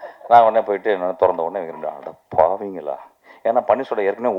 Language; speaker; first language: Tamil; native; Tamil